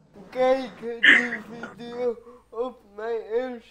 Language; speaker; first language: Dutch; early bilingual, other home language; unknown